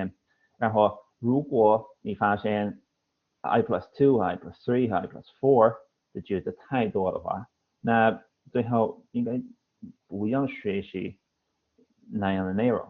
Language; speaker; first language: Chinese; non-native, fluent; English